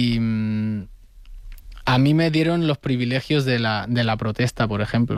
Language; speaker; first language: Spanish; native; Spanish